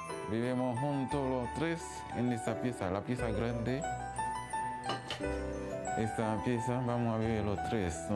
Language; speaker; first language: Spanish; non-native, learner; Haitian Creole